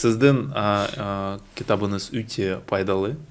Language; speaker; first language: Kazakh; non-native, learner; Russian